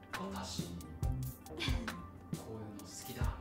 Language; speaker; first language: Japanese; native; Japanese